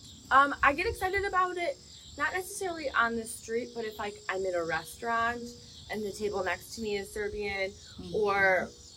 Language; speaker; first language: English; early bilingual, other home language; Serbian